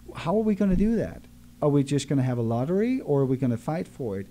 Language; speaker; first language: English; non-native, fluent; Danish